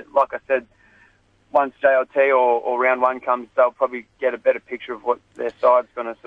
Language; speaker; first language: English; native; English